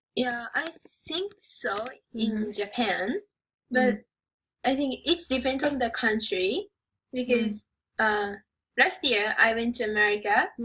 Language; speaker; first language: English; non-native, learner; Japanese